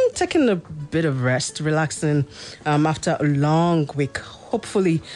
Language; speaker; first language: English; non-native, local second language; Yoruba